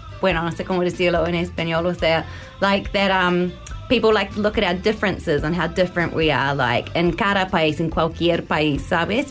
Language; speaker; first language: Spanish; non-native, learner; English